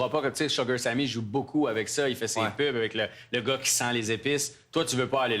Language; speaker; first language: French; native; French